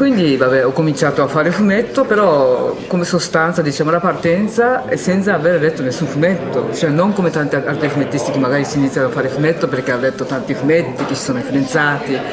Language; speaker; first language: Italian; non-native, fluent; Japanese